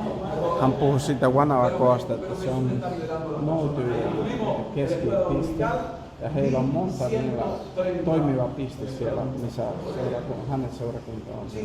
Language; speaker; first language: Finnish; non-native, fluent; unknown